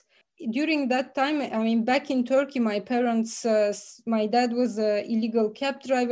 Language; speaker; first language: English; early bilingual, other home language; Bulgarian